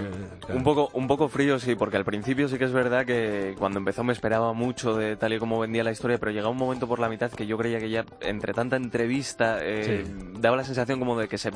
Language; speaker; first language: Spanish; native; Spanish